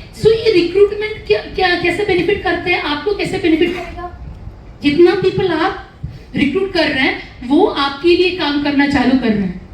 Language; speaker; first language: Hindi; non-native, local second language; Malayalam